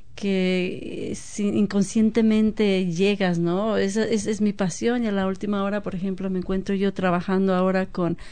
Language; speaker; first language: Spanish; native; Spanish